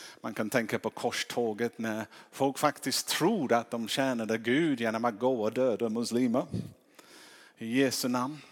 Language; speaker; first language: Swedish; non-native, fluent; English